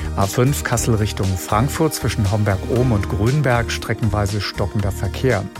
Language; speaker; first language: German; native; German